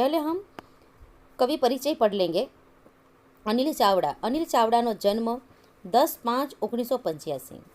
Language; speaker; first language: Hindi; non-native, local second language; Gujarati